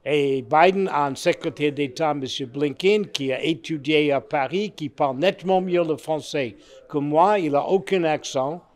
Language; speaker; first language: French; non-native, fluent; English